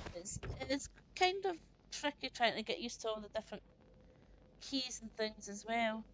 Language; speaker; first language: English; native; English